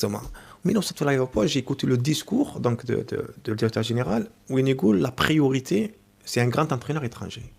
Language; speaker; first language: French; native; French